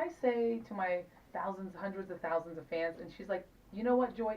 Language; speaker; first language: English; native; English